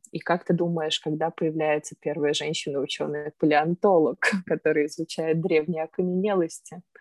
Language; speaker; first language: Russian; native; Russian